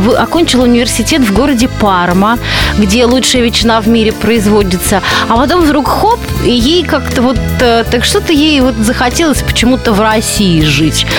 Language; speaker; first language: Russian; native; Russian